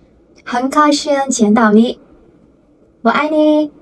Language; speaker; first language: Chinese; non-native, learner; Vietnamese